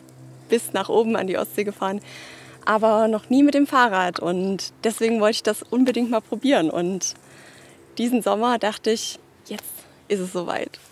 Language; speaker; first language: German; native; German